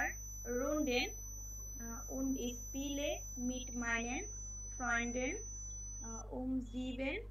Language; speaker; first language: German; non-native, learner; Bangla